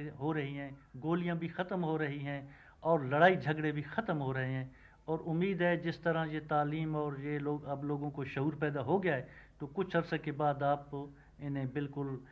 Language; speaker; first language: Urdu; non-native, local second language; Punjabi